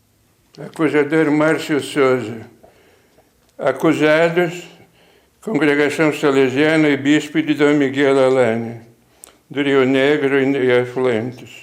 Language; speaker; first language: Portuguese; non-native, fluent; Lithuanian